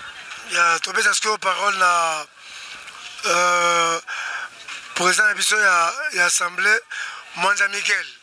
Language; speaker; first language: Portuguese; non-native, learner; Lingala